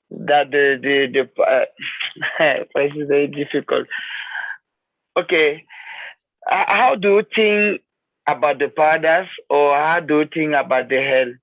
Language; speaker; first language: English; non-native, learner; French